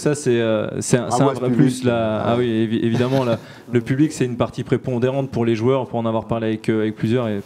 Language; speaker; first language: French; native; French